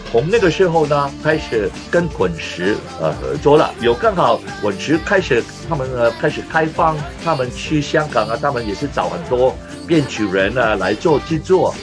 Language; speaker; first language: Chinese; non-native, local second language; Cantonese